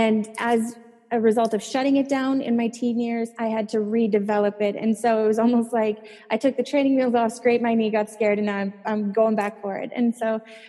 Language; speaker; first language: English; native; English